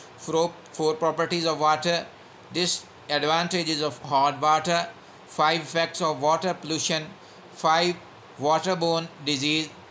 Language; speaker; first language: English; non-native, local second language; Urdu